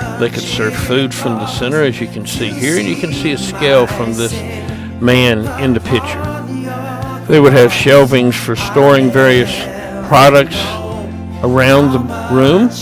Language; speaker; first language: English; native; English